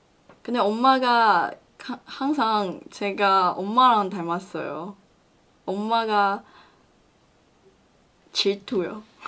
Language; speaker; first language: Korean; non-native, learner; Chinese